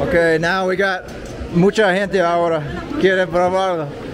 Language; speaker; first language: Spanish; non-native, learner; English